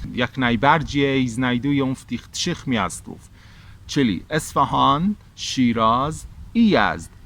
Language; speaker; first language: Polish; non-native, fluent; Persian